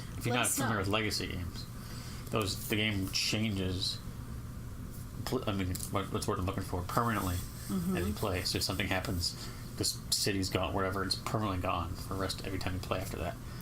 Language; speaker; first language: English; native; English